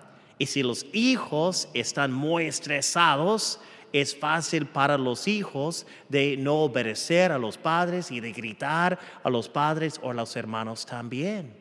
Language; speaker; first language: Spanish; non-native, fluent; English